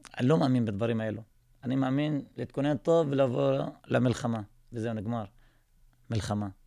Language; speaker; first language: Hebrew; non-native, local second language; Arabic